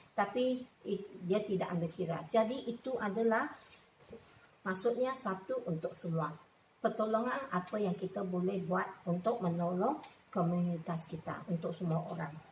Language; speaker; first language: Malay; non-native, local second language; Chinese